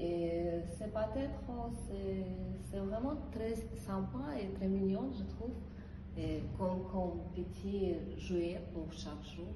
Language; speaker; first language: French; non-native, fluent; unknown